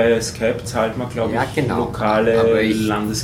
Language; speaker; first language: German; native; German